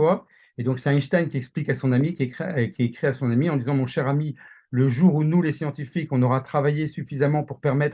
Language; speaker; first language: French; native; French